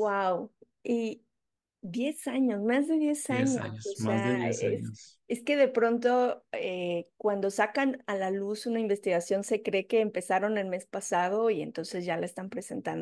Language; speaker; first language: Spanish; native; Spanish